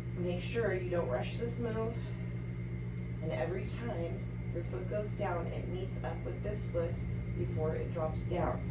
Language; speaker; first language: English; native; English